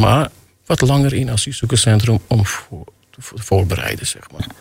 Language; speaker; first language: Dutch; non-native, fluent; Armenian